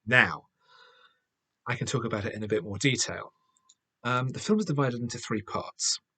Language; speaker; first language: English; native; English